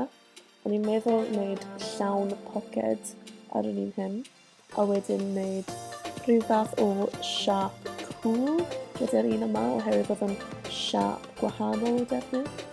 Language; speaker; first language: Welsh; non-native, local second language; English